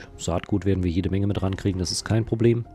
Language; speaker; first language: German; native; German